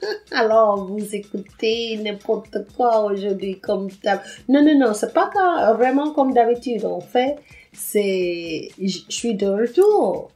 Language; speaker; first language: French; non-native, fluent; English